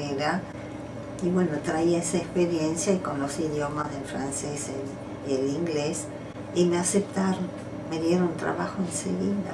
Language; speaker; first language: Spanish; non-native, fluent; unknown